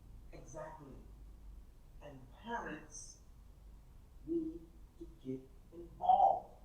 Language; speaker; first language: English; non-native, fluent; Thai